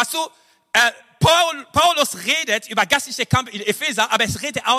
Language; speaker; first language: German; non-native, fluent; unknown